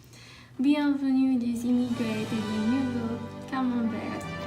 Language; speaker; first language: French; non-native, learner; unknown